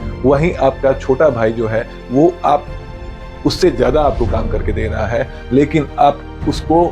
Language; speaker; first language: Hindi; native; Hindi